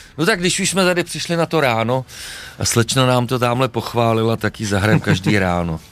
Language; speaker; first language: Czech; native; Czech